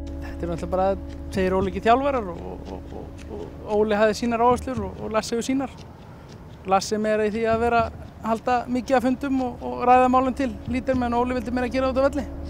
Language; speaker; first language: Icelandic; native; Icelandic